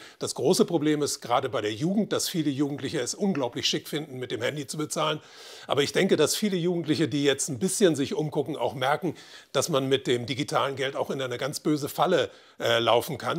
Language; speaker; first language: German; native; German